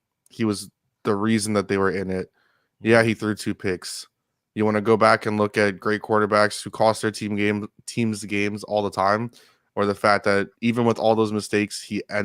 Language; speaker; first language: English; native; English